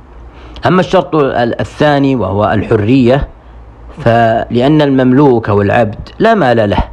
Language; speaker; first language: Arabic; native; Arabic